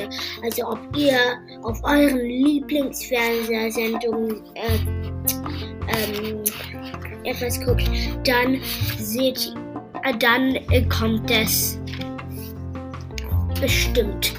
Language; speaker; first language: German; non-native, learner; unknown